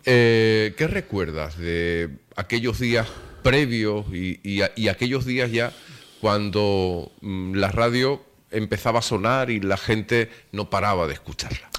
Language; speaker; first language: Spanish; native; Spanish